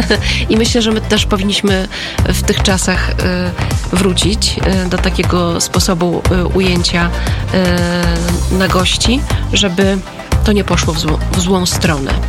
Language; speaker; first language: Polish; native; Polish